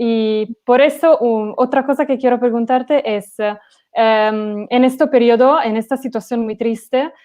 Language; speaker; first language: Spanish; non-native, learner; Italian